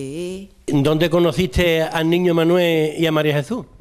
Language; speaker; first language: Spanish; native; Spanish